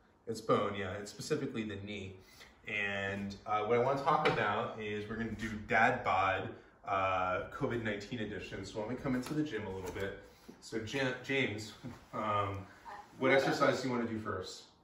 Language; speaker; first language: English; native; English